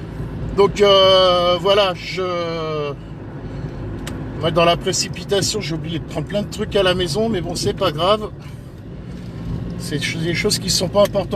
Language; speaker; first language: French; native; French